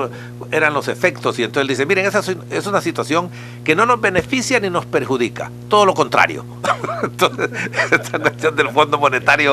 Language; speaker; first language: Spanish; native; Spanish